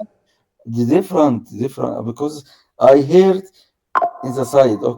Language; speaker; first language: English; non-native, learner; Arabic